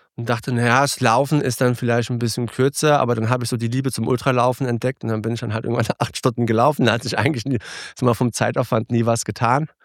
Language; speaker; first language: German; early bilingual, other home language; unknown